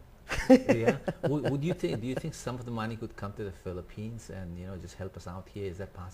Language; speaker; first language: English; non-native, fluent; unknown